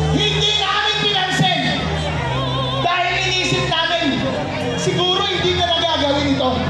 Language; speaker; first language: Filipino; non-native, local second language; Iloko